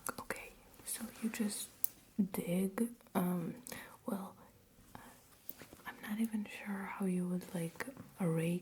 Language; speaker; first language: English; non-native, fluent; Russian